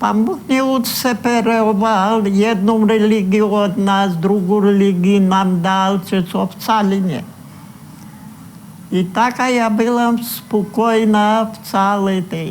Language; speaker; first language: Polish; early bilingual, heritage; Polish